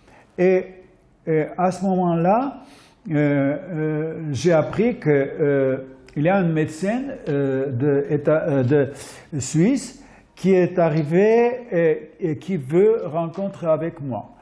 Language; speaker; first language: French; non-native, fluent; Armenian